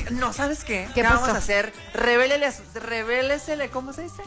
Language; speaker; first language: Spanish; native; Spanish